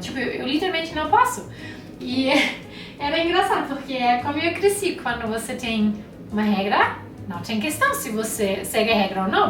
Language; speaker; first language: Portuguese; non-native, fluent; German